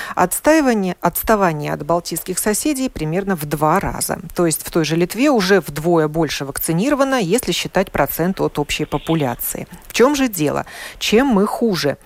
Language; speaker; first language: Russian; native; Russian